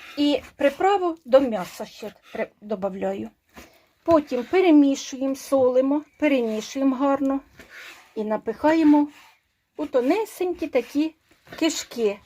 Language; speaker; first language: Ukrainian; native; Ukrainian